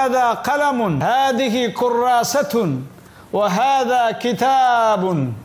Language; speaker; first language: Arabic; non-native, fluent; Bangla